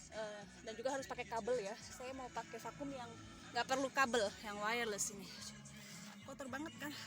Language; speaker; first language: Indonesian; native; Indonesian